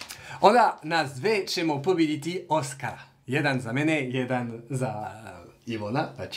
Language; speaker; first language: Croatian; non-native, learner; French